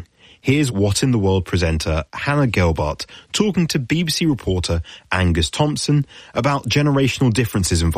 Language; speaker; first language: English; native; English